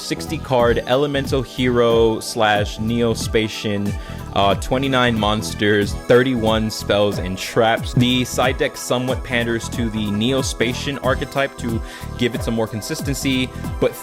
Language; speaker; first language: English; native; English